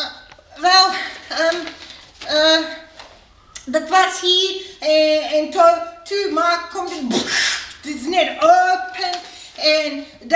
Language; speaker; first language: Dutch; non-native, learner; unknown